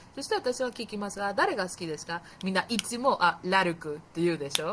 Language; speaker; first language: Japanese; non-native, learner; Spanish